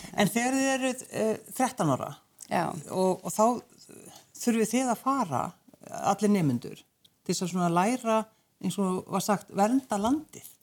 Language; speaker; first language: Icelandic; native; Icelandic